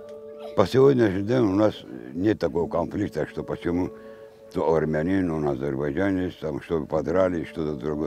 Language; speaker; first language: Russian; non-native, local second language; Azerbaijani